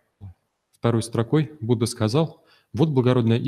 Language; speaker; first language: Russian; native; Russian